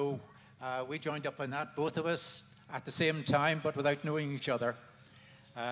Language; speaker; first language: English; native; English